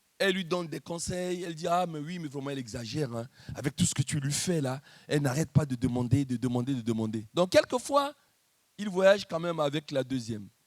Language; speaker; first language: French; non-native, local second language; Lingala